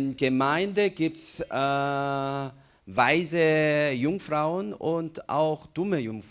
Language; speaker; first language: German; non-native, fluent; Korean